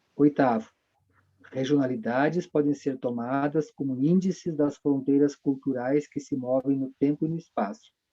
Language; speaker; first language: Portuguese; native; Portuguese